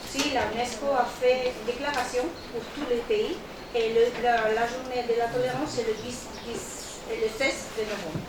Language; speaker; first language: French; non-native, learner; Spanish